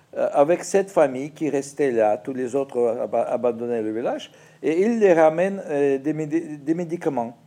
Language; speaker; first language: French; non-native, fluent; Ukrainian